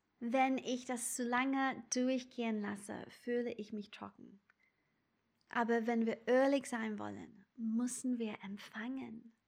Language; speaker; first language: German; non-native, fluent; English